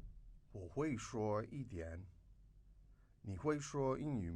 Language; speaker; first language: Chinese; non-native, fluent; English